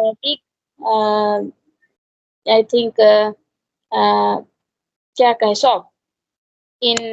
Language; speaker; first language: English; non-native, learner; Hindi